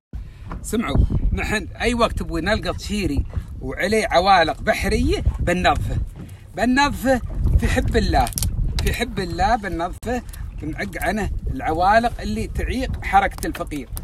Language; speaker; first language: Arabic; native; Arabic